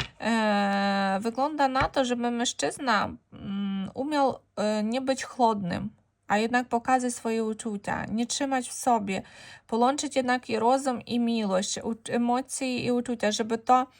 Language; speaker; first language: Polish; non-native, fluent; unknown